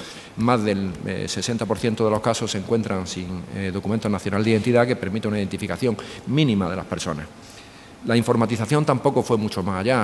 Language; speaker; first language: Spanish; native; Spanish